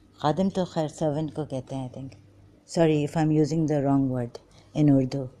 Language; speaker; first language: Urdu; early bilingual, heritage; Urdu